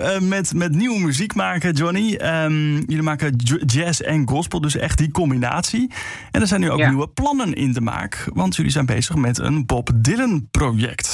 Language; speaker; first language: Dutch; native; Dutch